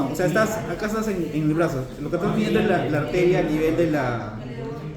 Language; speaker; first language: Spanish; native; Spanish